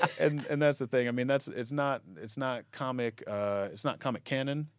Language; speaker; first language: English; native; English